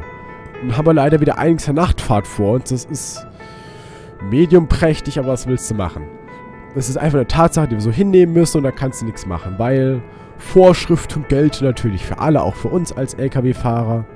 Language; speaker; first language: German; native; German